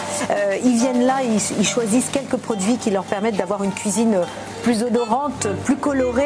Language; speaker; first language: French; native; French